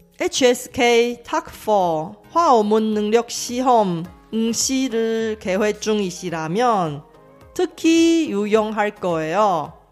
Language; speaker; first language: Korean; non-native, fluent; Chinese